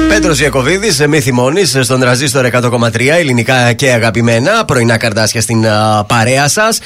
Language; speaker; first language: Greek; native; Greek